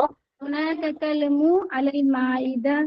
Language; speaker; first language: Arabic; non-native, learner; Urdu